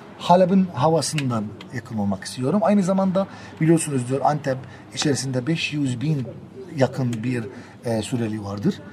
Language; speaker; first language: Turkish; non-native, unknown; Arabic